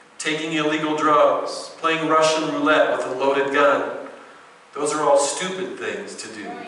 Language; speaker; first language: English; native; English